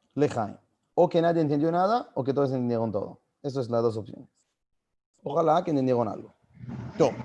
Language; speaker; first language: Spanish; non-native, fluent; Hebrew